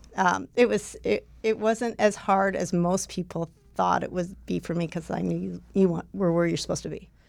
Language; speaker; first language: English; native; English